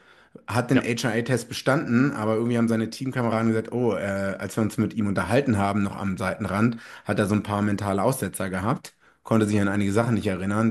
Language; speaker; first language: German; native; German